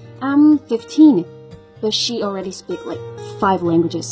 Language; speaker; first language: English; non-native, fluent; Chinese